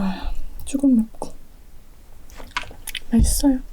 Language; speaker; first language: Korean; non-native, learner; Thai